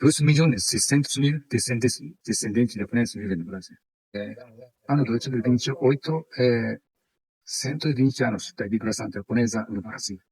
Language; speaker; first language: Portuguese; non-native, fluent; Japanese